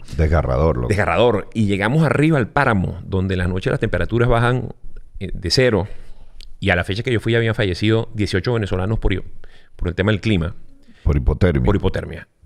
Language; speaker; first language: Spanish; native; Spanish